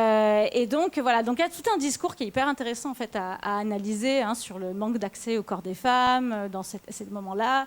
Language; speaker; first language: French; native; French